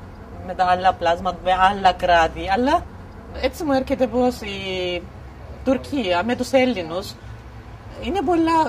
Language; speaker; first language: Greek; non-native, local second language; Turkish